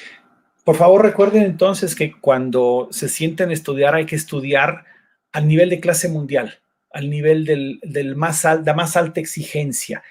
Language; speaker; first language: Spanish; native; Spanish